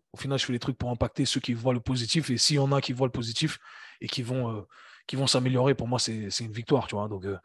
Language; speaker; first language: French; native; French